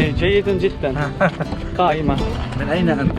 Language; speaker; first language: Arabic; non-native, learner; Korean